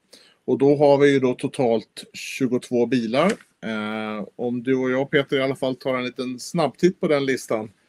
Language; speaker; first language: Swedish; native; Swedish